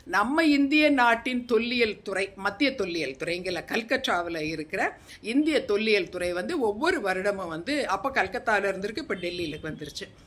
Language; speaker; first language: Tamil; non-native, local second language; Telugu